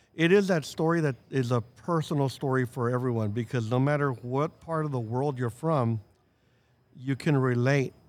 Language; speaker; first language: English; native; English